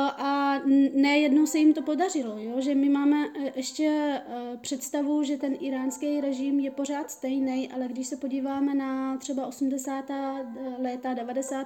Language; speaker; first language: Czech; early bilingual, other home language; Persian